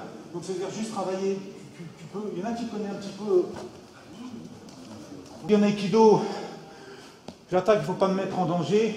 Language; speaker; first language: French; native; French